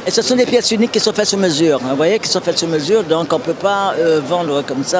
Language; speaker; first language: French; native; French